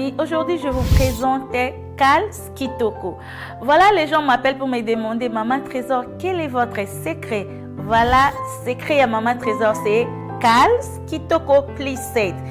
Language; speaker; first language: French; non-native, local second language; Lingala